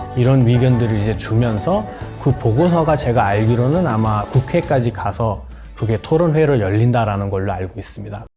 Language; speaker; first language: Korean; non-native, fluent; Nepali